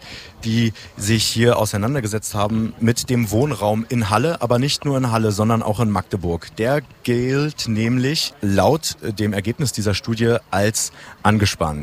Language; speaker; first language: German; native; German